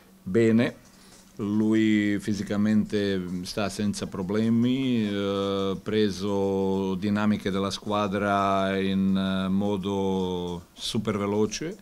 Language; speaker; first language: Italian; non-native, fluent; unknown